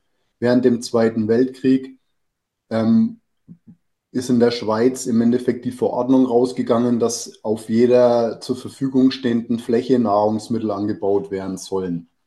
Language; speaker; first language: German; native; German